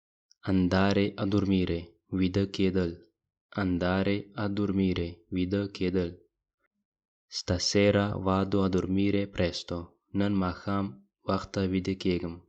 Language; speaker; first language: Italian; non-native, fluent; Pashto